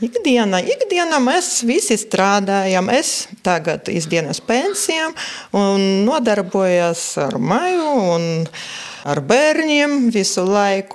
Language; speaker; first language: Latvian; non-native, local second language; Russian